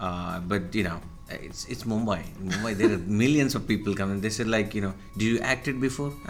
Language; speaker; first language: English; non-native, local second language; Marathi